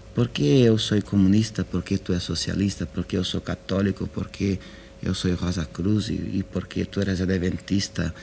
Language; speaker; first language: Spanish; non-native, learner; Portuguese